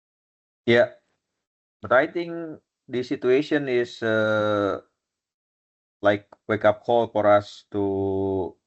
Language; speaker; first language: English; non-native, fluent; Indonesian